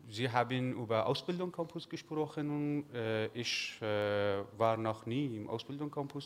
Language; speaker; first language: German; non-native, learner; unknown